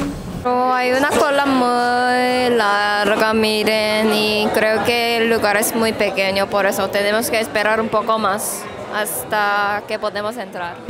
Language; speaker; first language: Spanish; non-native, fluent; Korean